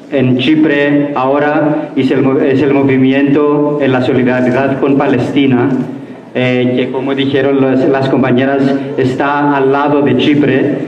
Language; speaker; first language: Spanish; non-native, learner; Greek